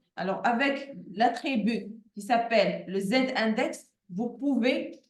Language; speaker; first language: French; non-native, local second language; Arabic